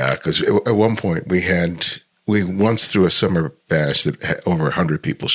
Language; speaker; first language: English; native; English